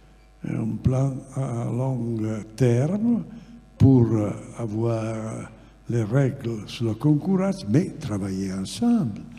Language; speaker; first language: French; non-native, fluent; Italian